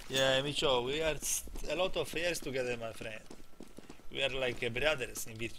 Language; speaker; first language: English; non-native, learner; Polish